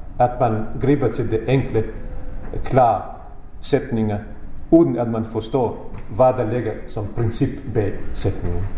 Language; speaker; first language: Danish; non-native, fluent; Bosnian